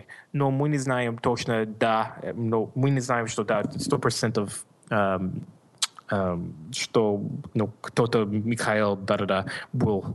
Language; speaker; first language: Russian; non-native, learner; English